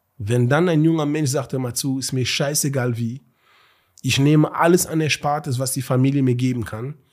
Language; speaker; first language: German; early bilingual, other home language; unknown